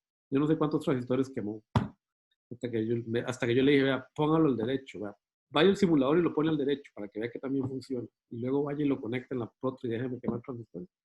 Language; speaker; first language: Spanish; native; Spanish